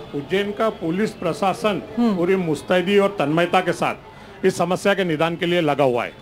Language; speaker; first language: Hindi; native; Hindi